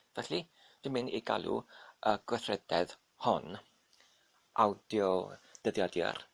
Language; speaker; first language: Welsh; non-native, local second language; English